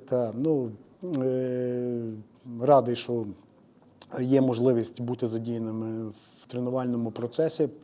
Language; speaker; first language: Ukrainian; native; Ukrainian